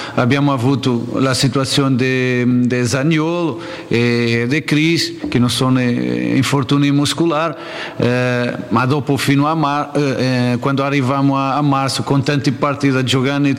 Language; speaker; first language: Italian; non-native, learner; Portuguese